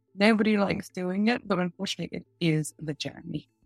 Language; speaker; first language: English; early bilingual, other home language; Russian